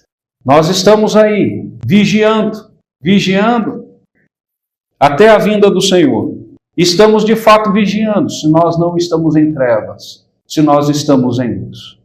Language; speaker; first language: Portuguese; native; Portuguese